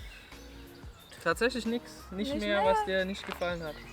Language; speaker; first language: German; native; German